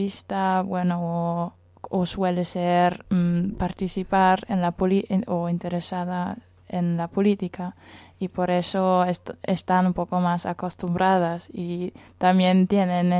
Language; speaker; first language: Spanish; non-native, fluent; German